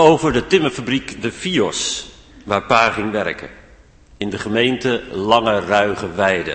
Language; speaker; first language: Dutch; native; Dutch